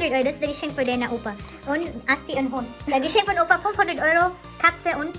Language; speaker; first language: German; non-native, learner; Filipino